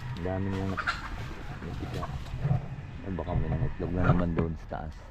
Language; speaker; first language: Filipino; native; Filipino